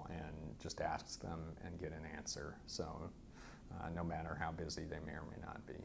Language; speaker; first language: English; native; English